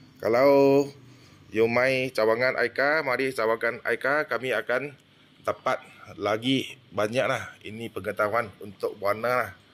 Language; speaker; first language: Malay; non-native, local second language; Min Nan Chinese